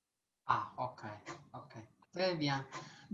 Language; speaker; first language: French; non-native, learner; Portuguese